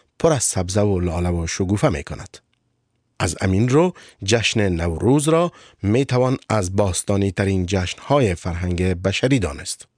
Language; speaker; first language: Persian; native; Persian